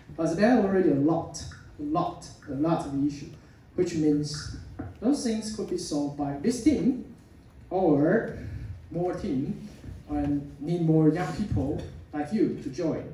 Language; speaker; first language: English; non-native, fluent; Chinese